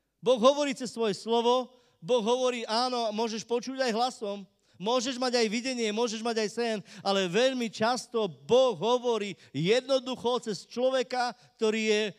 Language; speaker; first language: Slovak; non-native, local second language; Romany